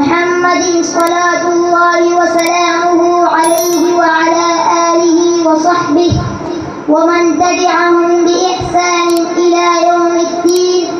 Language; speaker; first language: Arabic; non-native, learner; Urdu